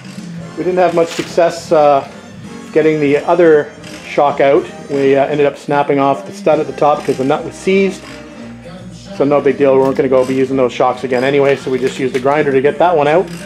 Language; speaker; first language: English; native; English